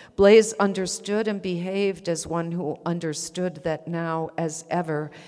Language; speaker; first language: English; native; English